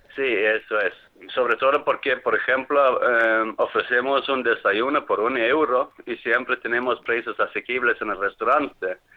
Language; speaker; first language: Spanish; non-native, fluent; Swedish